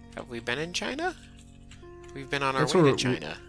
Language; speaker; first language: English; native; English